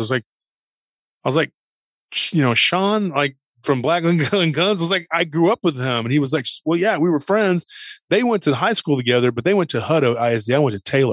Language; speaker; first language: English; native; English